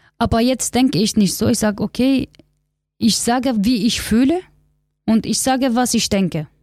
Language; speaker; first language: German; non-native, learner; Kurdish